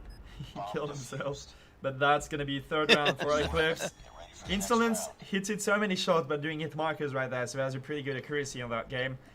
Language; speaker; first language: English; non-native, fluent; French